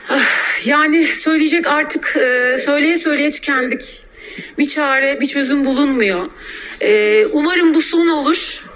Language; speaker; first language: Turkish; native; Turkish